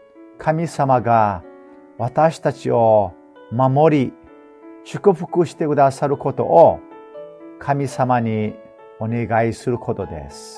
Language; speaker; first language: Japanese; non-native, fluent; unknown